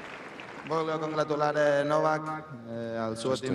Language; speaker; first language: Italian; non-native, learner; Spanish